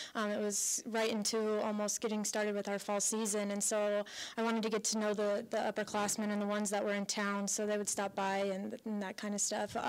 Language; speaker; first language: English; native; English